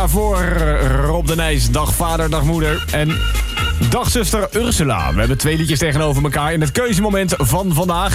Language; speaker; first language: Dutch; native; Dutch